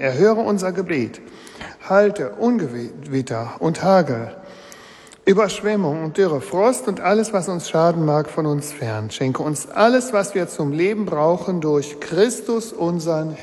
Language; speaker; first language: German; native; German